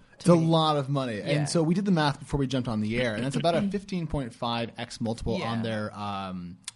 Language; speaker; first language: English; native; English